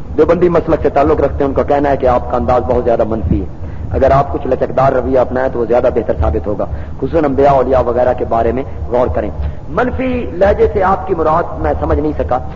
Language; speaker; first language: Urdu; non-native, local second language; Punjabi